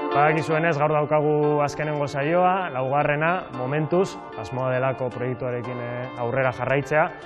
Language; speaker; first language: Basque; non-native, local second language; Spanish